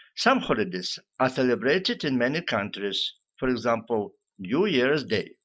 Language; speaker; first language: English; non-native, fluent; Ukrainian